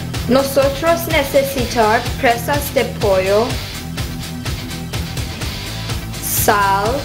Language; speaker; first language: Spanish; non-native, learner; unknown